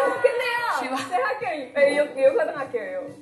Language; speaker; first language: Korean; non-native, fluent; Indonesian